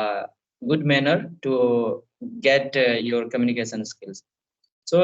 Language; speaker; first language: English; non-native, fluent; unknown